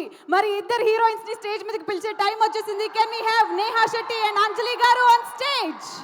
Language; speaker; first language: Telugu; native; Telugu